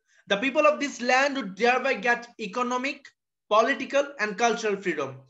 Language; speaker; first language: English; non-native, local second language; Bangla